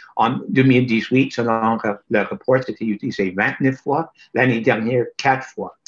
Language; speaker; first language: French; non-native, fluent; English